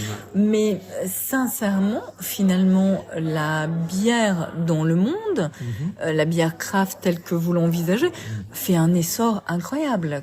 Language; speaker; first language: French; native; French